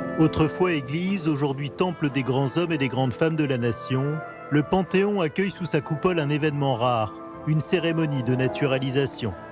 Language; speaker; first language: French; native; French